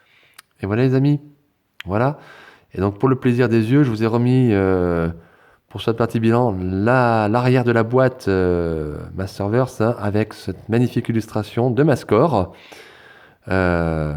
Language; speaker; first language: French; native; French